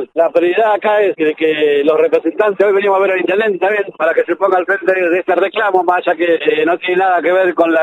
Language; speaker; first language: Spanish; native; Spanish